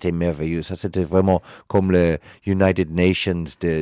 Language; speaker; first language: French; non-native, learner; English